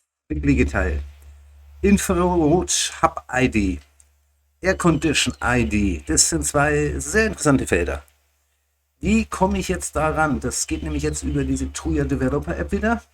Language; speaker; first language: German; native; German